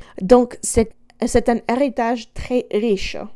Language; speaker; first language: French; non-native, fluent; English